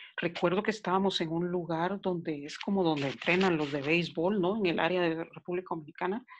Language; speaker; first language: Spanish; native; Spanish